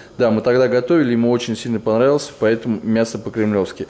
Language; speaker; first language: Russian; native; Russian